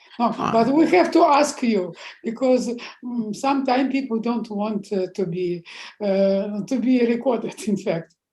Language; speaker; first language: English; non-native, fluent; Russian